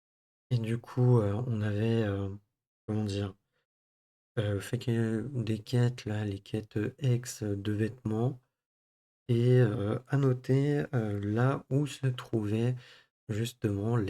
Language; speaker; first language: French; native; French